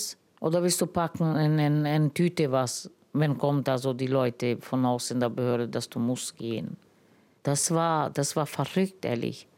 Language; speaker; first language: German; non-native, learner; Romany